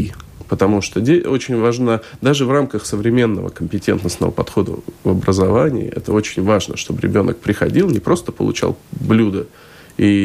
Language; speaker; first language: Russian; native; Russian